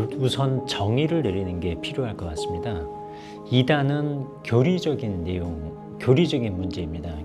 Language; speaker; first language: Korean; native; Korean